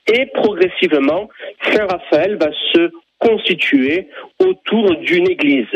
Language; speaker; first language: French; native; French